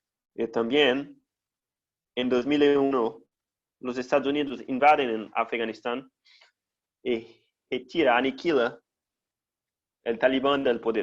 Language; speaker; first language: Spanish; non-native, fluent; Portuguese